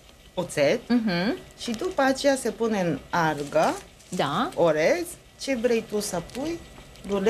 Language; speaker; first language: Romanian; non-native, learner; Japanese